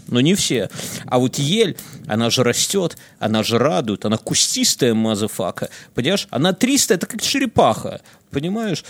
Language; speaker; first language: Russian; native; Russian